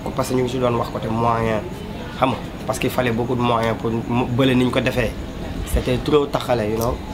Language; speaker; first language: French; non-native, local second language; Wolof